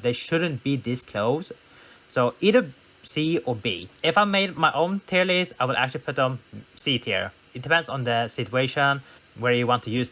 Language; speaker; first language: English; non-native, fluent; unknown